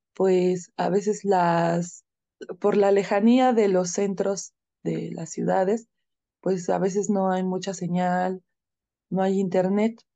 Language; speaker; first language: Spanish; native; Spanish